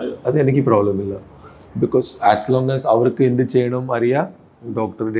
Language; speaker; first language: Malayalam; non-native, local second language; Tamil